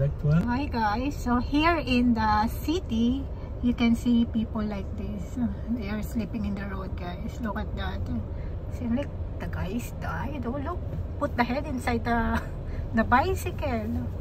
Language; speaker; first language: English; non-native, learner; Filipino